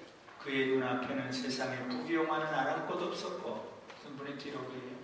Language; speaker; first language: Korean; native; Korean